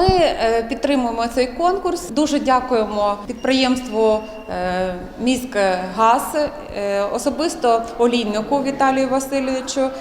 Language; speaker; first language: Ukrainian; native; Ukrainian